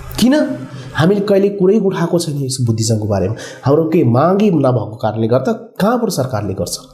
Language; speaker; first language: Nepali; non-native, local second language; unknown